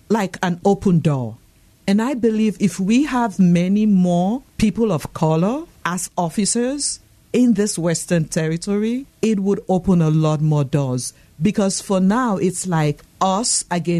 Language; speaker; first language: English; non-native, local second language; Krio